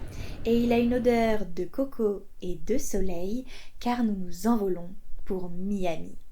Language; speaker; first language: French; native; French